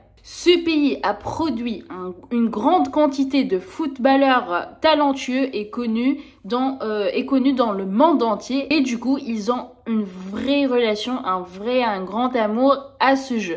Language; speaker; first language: French; non-native, local second language; Arabic